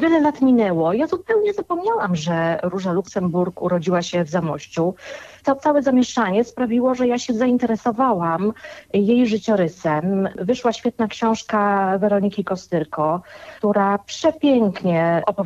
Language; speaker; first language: Polish; native; Polish